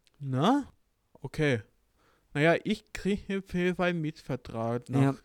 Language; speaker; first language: German; non-native, learner; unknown